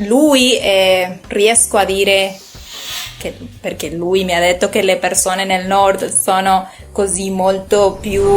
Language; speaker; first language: Italian; non-native, learner; Spanish